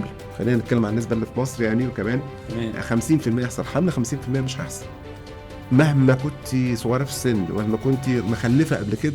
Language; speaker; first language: Arabic; native; Arabic